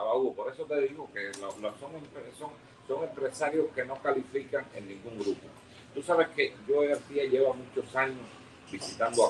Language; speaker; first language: Spanish; native; Spanish